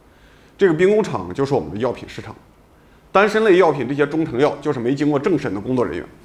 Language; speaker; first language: Chinese; native; Chinese